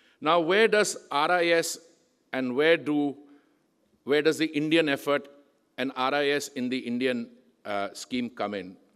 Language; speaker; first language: English; non-native, local second language; Punjabi